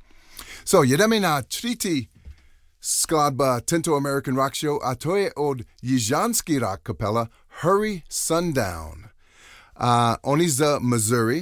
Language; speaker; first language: Czech; non-native, learner; English